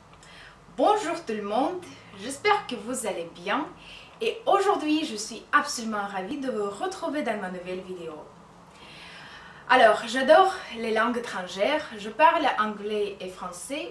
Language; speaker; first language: French; non-native, fluent; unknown